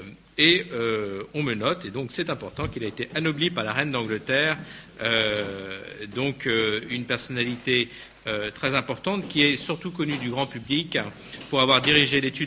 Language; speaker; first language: French; native; French